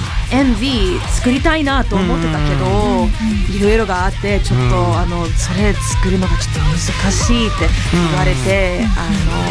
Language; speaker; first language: Japanese; non-native, learner; English